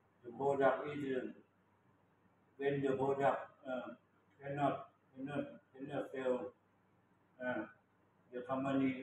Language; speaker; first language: English; non-native, learner; Thai